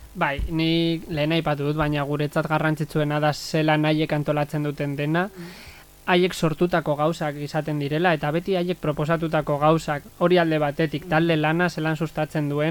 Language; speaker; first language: Basque; native; Basque